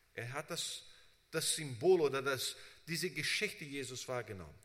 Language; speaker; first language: German; early bilingual, heritage; Portuguese